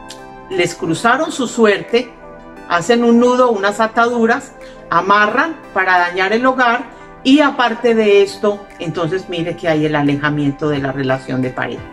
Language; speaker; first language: Spanish; native; Spanish